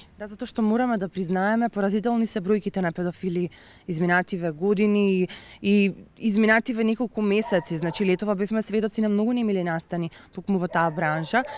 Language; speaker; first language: Macedonian; native; Macedonian